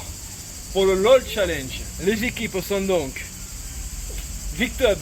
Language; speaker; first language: French; native; French